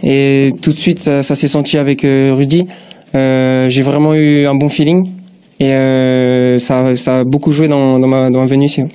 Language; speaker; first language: French; native; French